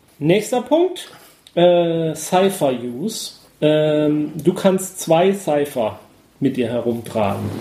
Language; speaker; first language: German; native; German